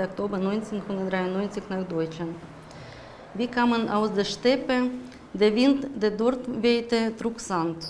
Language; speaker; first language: German; non-native, fluent; Russian